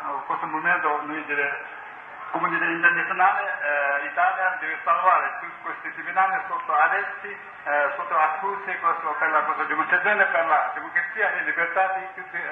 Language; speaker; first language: Italian; non-native, learner; Tibetan